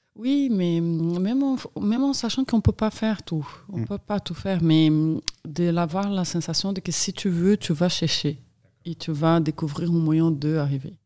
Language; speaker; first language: French; non-native, fluent; Portuguese